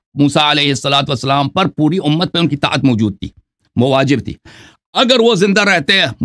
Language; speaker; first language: Urdu; non-native, fluent; Persian